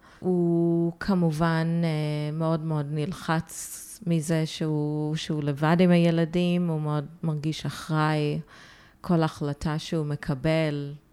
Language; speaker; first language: Hebrew; early bilingual, heritage; Hebrew